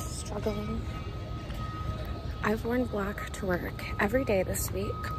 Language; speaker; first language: English; native; English